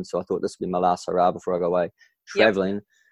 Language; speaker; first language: English; native; English